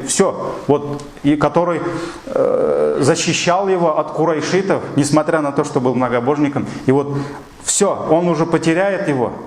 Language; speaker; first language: Russian; non-native, local second language; Tatar